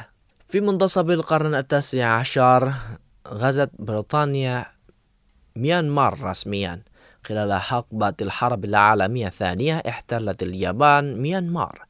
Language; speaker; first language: Arabic; non-native, fluent; Indonesian